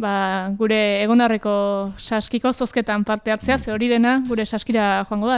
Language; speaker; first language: Basque; native; Basque